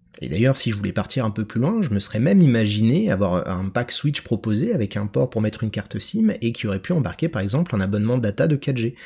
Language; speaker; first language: French; native; French